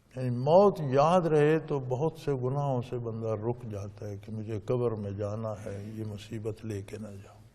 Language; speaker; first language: Urdu; non-native, local second language; Punjabi